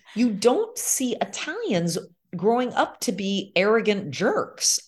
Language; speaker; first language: English; native; English